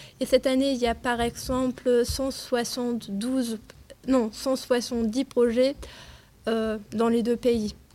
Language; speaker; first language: French; non-native, fluent; German